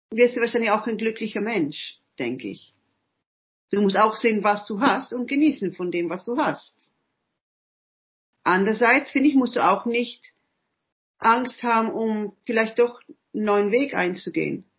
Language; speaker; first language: German; early bilingual, other home language; Italian